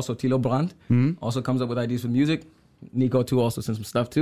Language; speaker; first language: English; native; English